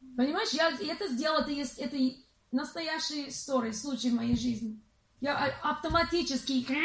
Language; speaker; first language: Russian; non-native, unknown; English